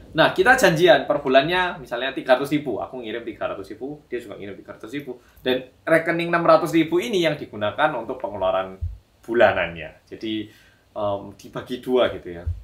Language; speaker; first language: Indonesian; native; Indonesian